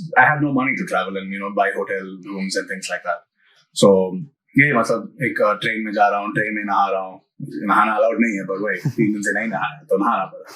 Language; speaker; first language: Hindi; non-native, local second language; Malayalam